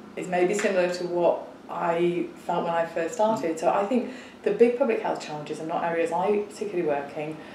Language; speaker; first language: English; native; English